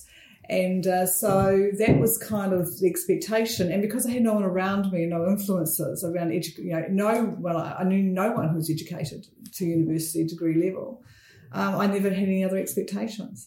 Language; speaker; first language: English; native; English